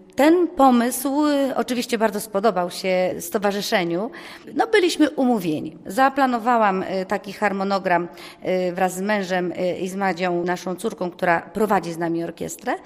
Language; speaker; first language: Polish; native; Polish